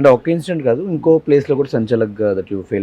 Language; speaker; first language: Telugu; native; Telugu